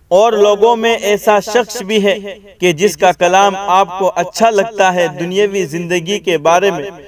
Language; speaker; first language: Urdu; native; Urdu